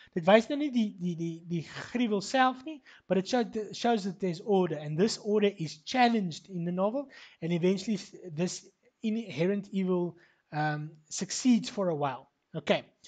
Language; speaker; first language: English; non-native, local second language; Afrikaans